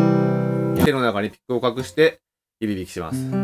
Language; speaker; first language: Japanese; native; Japanese